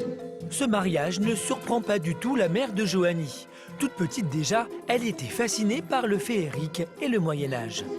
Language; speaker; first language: French; native; French